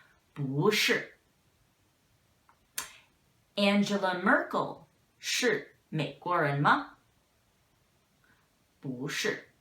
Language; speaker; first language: Chinese; non-native, fluent; English